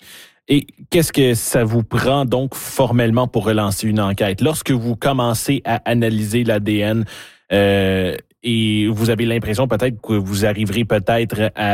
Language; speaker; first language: French; native; French